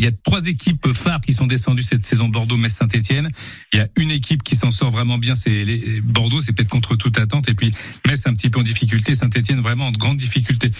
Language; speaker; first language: French; native; French